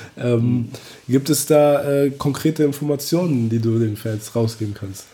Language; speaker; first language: German; native; German